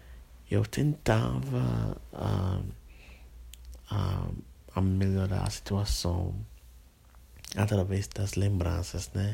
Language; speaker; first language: Portuguese; non-native, fluent; English